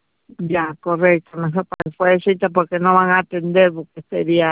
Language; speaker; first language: Spanish; native; Spanish